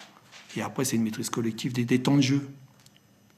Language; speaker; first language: French; native; French